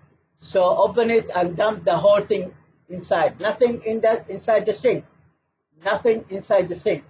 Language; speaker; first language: English; non-native, fluent; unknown